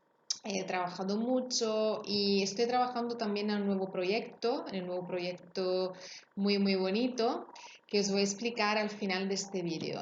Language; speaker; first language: Spanish; non-native, fluent; Italian